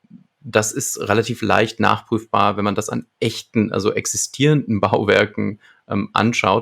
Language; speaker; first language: German; native; German